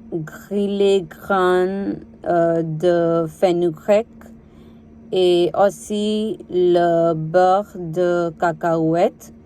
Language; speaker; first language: French; non-native, learner; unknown